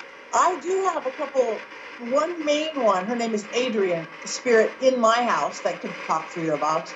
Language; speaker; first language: English; native; English